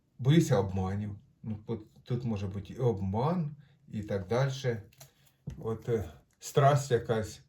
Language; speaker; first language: Ukrainian; non-native, local second language; Russian